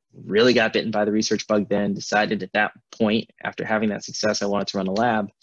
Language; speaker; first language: English; native; English